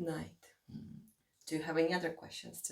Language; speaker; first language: English; non-native, fluent; Latvian